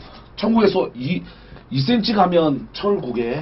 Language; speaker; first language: Korean; native; Korean